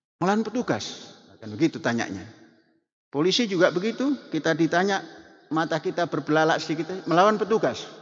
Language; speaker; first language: Indonesian; non-native, local second language; Javanese